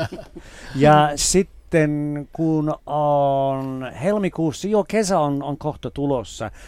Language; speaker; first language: Finnish; non-native, fluent; English